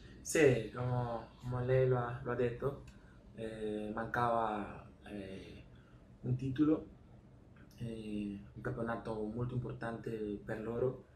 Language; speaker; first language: Italian; non-native, learner; Spanish